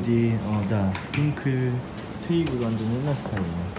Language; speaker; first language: Korean; non-native, learner; Russian